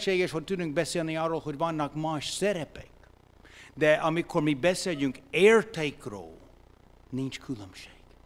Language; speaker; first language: Hungarian; non-native, fluent; English